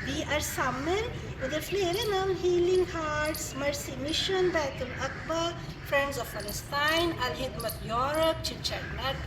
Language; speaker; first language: Norwegian; non-native, fluent; Urdu